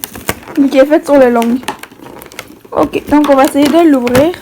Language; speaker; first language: French; native; French